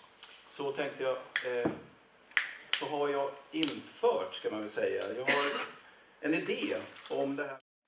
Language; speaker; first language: Swedish; native; Swedish